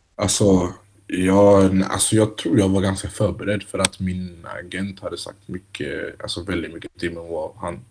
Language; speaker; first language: Swedish; early bilingual, other home language; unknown